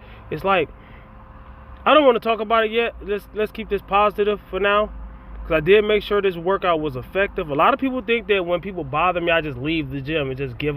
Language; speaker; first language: English; native; English